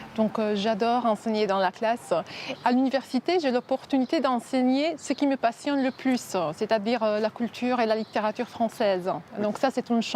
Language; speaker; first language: French; non-native, fluent; Maltese